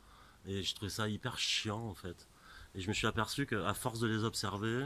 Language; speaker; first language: French; native; French